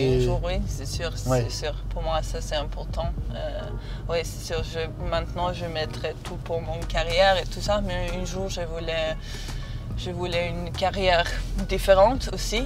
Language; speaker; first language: French; non-native, learner; Serbian